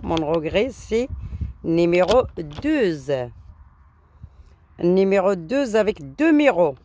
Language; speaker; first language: French; non-native, learner; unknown